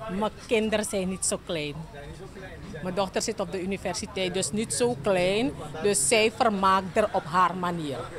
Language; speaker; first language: Dutch; native; Dutch